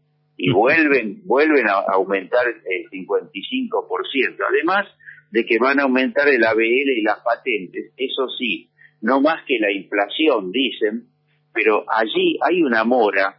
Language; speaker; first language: Spanish; native; Spanish